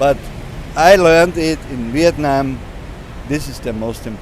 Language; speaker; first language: English; non-native, learner; German